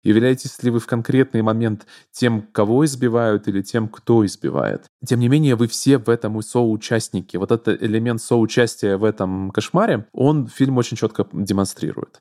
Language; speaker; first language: Russian; native; Russian